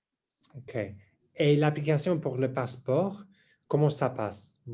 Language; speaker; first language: French; non-native, learner; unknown